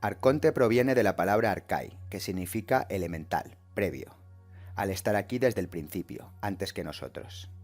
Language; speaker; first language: Spanish; native; Spanish